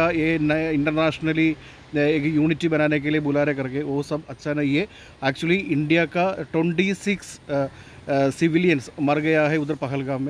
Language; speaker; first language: Hindi; non-native, local second language; Malayalam